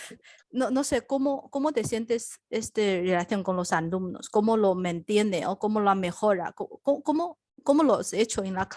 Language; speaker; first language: Spanish; non-native, learner; Chinese